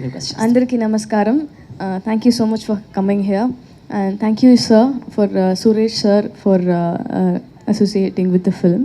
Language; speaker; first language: Telugu; non-native, learner; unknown